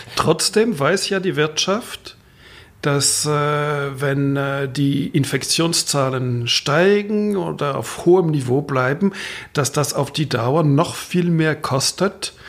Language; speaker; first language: German; non-native, fluent; French